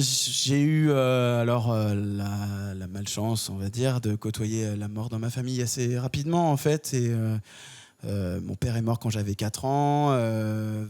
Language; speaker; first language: French; native; French